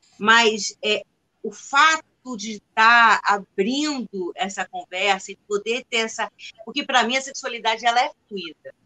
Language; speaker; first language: Portuguese; non-native, fluent; Spanish